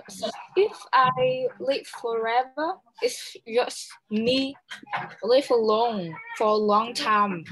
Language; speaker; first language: English; non-native, learner; Vietnamese